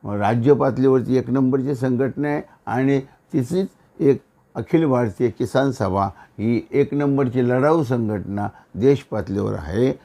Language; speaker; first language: Marathi; native; Marathi